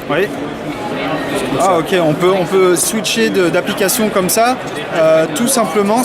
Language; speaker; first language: French; native; French